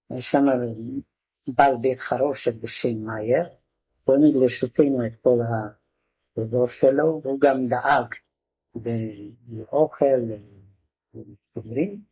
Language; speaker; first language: Hebrew; non-native, fluent; Hungarian